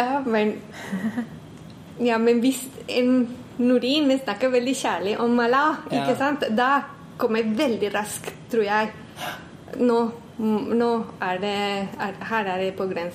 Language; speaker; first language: Norwegian; non-native, fluent; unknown